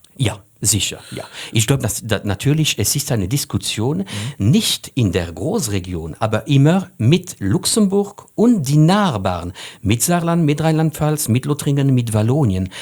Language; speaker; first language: German; non-native, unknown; French